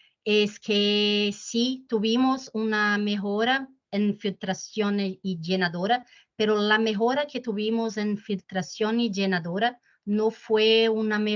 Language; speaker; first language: Spanish; non-native, fluent; Portuguese